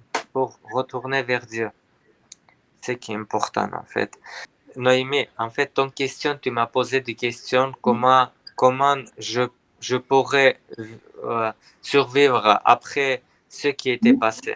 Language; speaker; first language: French; non-native, learner; Armenian